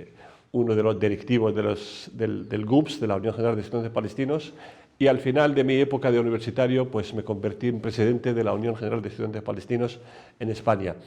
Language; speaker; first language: Spanish; non-native, fluent; Arabic